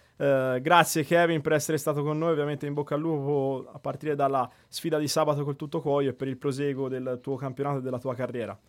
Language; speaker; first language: Italian; native; Italian